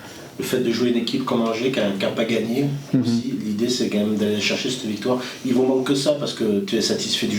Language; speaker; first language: French; native; French